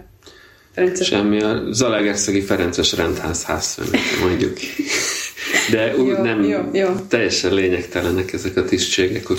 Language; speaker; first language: Hungarian; native; Hungarian